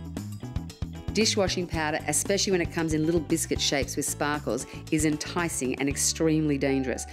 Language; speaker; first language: English; native; English